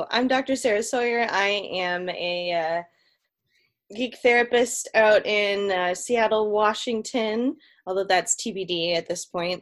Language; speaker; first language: English; native; English